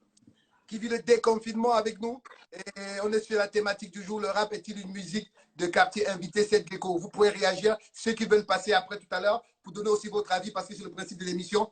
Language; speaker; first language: French; native; French